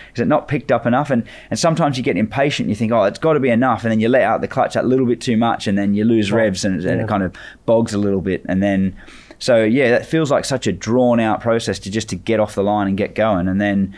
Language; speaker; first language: English; native; English